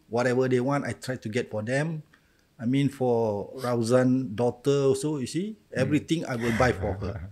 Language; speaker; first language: English; non-native, local second language; Malay